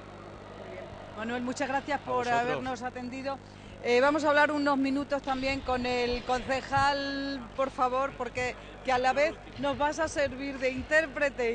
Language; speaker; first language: Spanish; native; Spanish